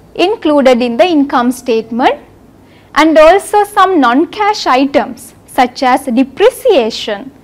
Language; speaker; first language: English; non-native, local second language; Sinhala